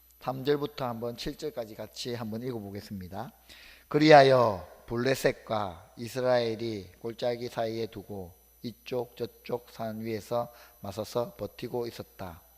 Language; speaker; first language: Korean; native; Korean